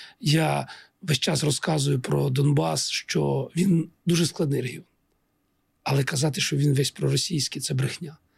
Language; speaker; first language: Ukrainian; non-native, local second language; Russian